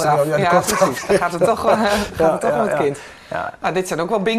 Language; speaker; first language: Dutch; native; Dutch